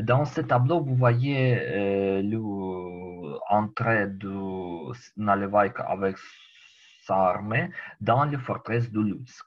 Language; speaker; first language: French; non-native, learner; Ukrainian